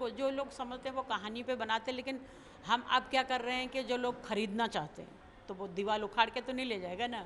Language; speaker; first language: Hindi; non-native, local second language; Bhili